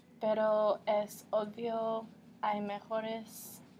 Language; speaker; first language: Spanish; non-native, learner; English